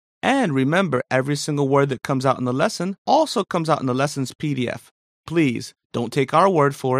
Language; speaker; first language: English; native; English